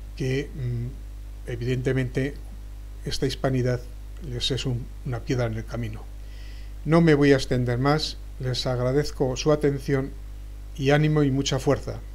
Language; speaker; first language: Spanish; native; Spanish